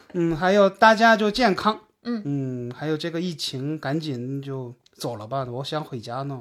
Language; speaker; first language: Chinese; non-native, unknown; Korean